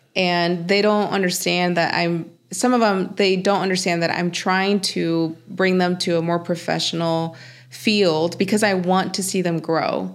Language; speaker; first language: English; early bilingual, other home language; Spanish